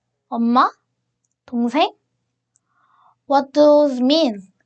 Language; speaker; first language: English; non-native, learner; Korean